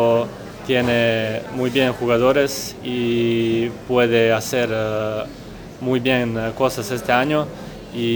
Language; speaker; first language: Spanish; non-native, learner; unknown